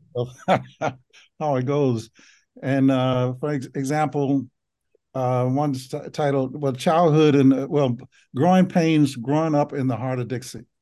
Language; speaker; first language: English; native; English